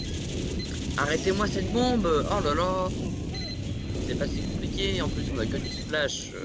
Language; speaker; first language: French; native; French